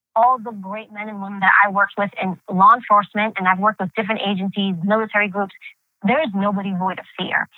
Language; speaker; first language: English; early bilingual, other home language; Greek